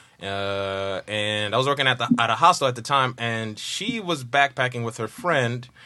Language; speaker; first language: English; native; English